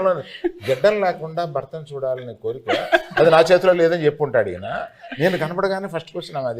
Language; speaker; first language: Telugu; native; Telugu